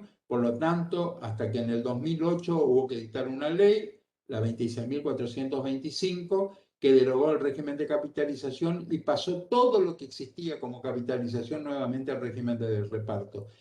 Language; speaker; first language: Spanish; native; Spanish